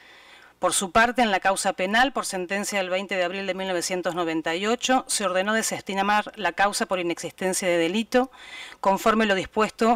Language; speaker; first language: Spanish; native; Spanish